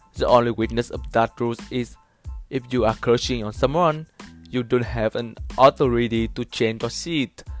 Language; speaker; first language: English; non-native, learner; Vietnamese